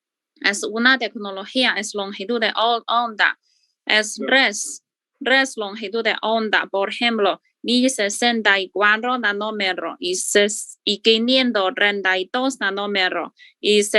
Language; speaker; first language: Spanish; non-native, learner; Chinese